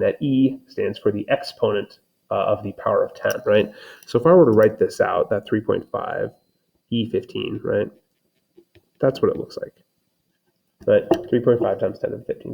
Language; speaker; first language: English; native; English